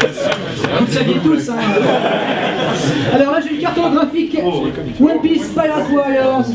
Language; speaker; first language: French; native; French